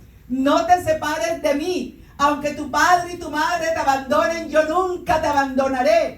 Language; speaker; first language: Spanish; native; Spanish